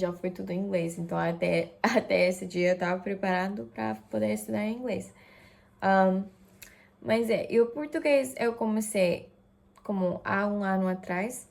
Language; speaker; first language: Portuguese; non-native, fluent; Japanese